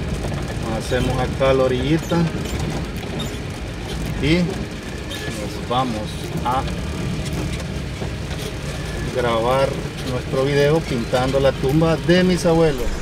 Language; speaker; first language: Spanish; native; Spanish